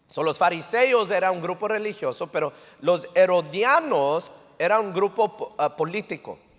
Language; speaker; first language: Spanish; early bilingual, heritage; English